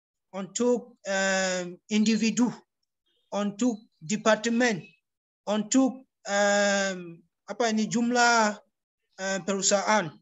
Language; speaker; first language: Indonesian; non-native, learner; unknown